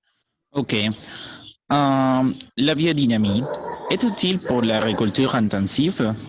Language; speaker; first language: French; non-native, learner; Spanish